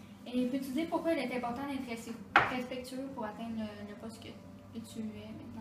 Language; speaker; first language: French; native; French